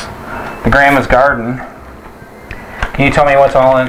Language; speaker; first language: English; native; English